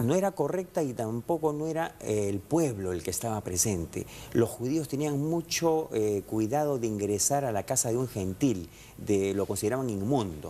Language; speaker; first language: Spanish; native; Spanish